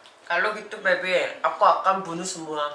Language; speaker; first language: Indonesian; non-native, learner; Korean